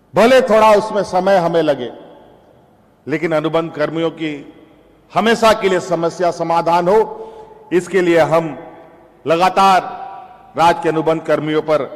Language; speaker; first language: Hindi; native; Hindi